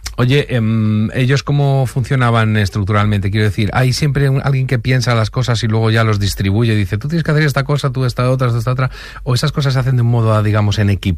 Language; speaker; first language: Spanish; native; Spanish